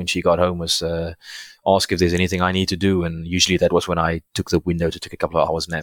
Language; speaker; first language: English; non-native, local second language; Afrikaans